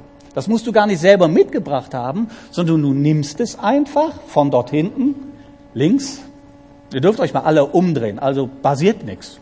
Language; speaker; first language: German; native; German